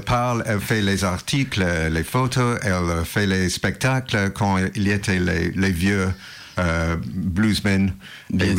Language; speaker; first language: French; non-native, learner; English